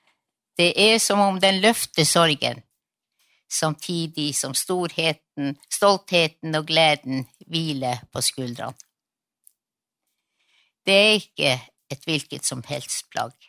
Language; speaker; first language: Norwegian; non-native, local second language; Northern Sami